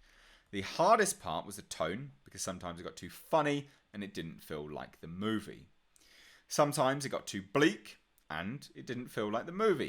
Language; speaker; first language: English; native; English